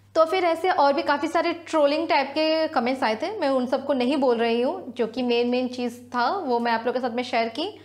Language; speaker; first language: Hindi; non-native, local second language; Sadri